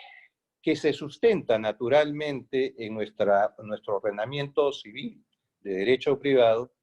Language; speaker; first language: Spanish; native; Spanish